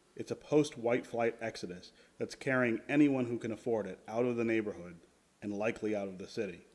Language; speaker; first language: English; native; English